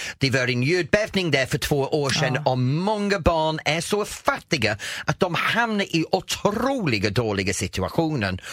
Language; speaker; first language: Swedish; non-native, fluent; English